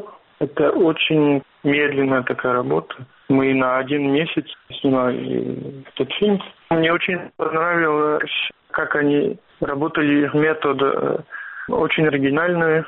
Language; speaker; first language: Russian; non-native, fluent; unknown